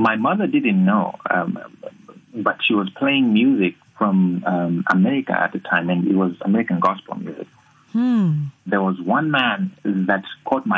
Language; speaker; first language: English; non-native, local second language; Nyanja